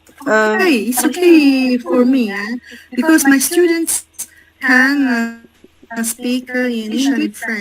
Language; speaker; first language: English; non-native, learner; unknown